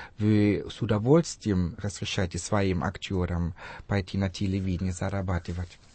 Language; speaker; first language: Russian; non-native, fluent; German